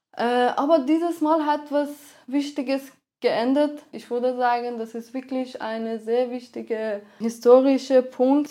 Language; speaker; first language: German; non-native, fluent; Persian